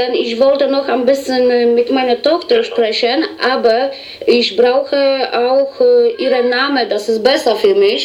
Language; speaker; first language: German; non-native, learner; Polish